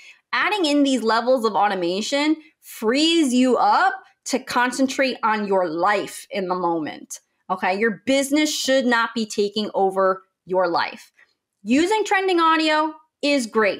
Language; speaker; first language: English; native; English